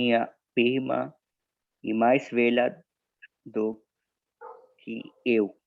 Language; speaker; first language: Portuguese; non-native, learner; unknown